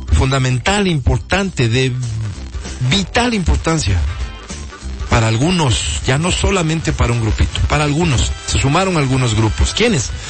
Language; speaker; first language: Spanish; native; Spanish